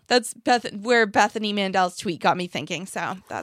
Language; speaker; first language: English; native; English